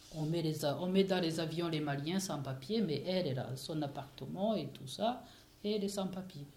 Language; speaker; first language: French; non-native, local second language; Kinyarwanda